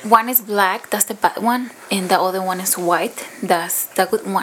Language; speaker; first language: English; non-native, fluent; Spanish